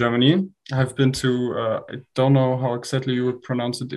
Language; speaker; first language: English; non-native, fluent; German